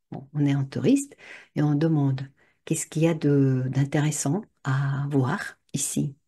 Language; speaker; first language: French; non-native, fluent; Russian